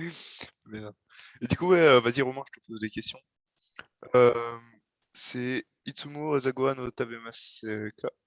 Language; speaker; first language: French; native; French